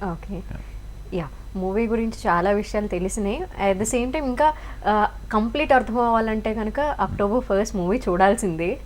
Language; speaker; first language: Telugu; native; Telugu